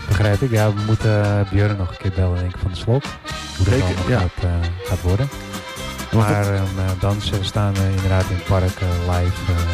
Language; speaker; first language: Dutch; native; Dutch